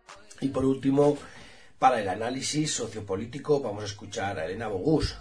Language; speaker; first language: Spanish; native; Spanish